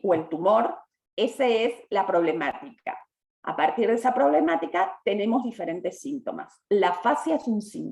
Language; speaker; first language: Spanish; native; Spanish